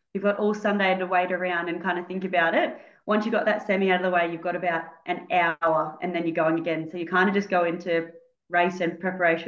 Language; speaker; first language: English; native; English